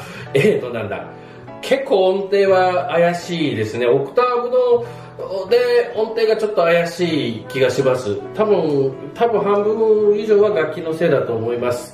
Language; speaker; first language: Japanese; native; Japanese